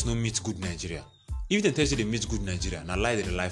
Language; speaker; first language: English; non-native, local second language; Igbo